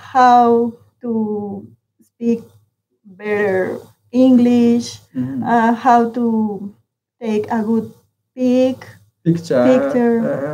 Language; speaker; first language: English; non-native, learner; Spanish